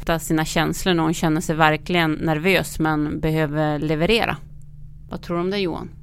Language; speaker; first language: Swedish; native; Swedish